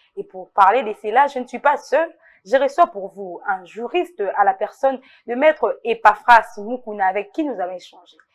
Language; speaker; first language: French; non-native, local second language; Lingala